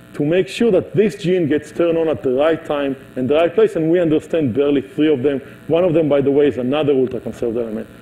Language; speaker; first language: English; non-native, fluent; Hebrew